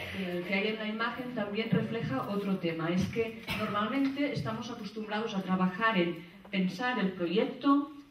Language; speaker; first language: Spanish; non-native, local second language; Catalan